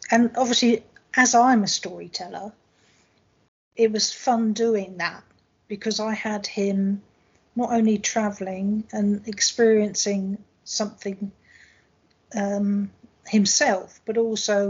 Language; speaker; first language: English; native; English